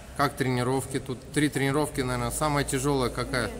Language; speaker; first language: Russian; native; Russian